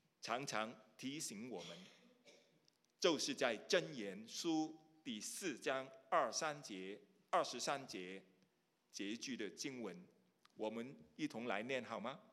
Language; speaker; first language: Chinese; non-native, local second language; Cantonese